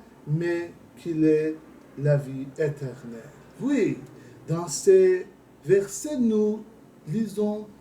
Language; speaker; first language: French; non-native, learner; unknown